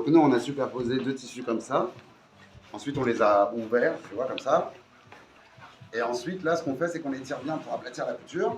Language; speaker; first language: French; native; French